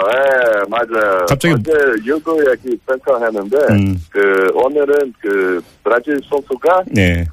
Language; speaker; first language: Korean; non-native, fluent; Portuguese